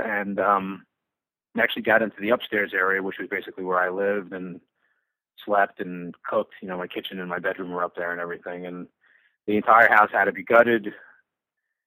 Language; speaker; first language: English; native; English